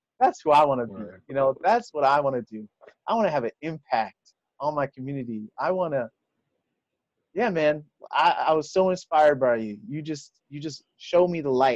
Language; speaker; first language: English; native; English